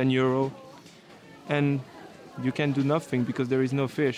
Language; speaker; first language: English; non-native, fluent; French